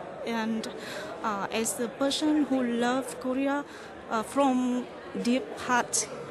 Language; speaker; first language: English; non-native, fluent; Vietnamese